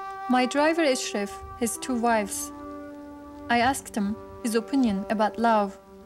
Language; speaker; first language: English; non-native, fluent; Turkish